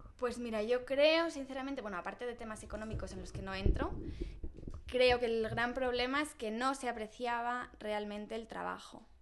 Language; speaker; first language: Spanish; native; Spanish